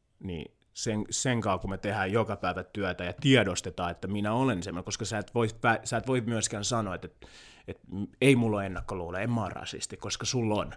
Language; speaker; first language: Finnish; early bilingual, other home language; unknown